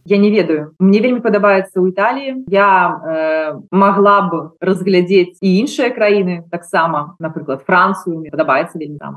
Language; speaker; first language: Belarusian; non-native, local second language; Russian